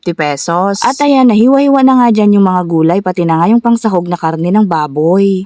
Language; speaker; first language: Filipino; non-native, local second language; Iloko